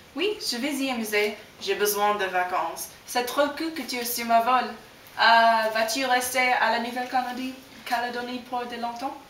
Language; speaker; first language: French; non-native, learner; English